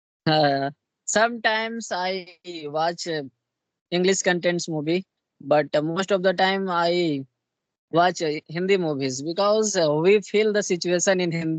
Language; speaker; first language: English; non-native, local second language; Hindi